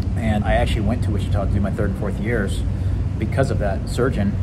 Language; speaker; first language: English; native; English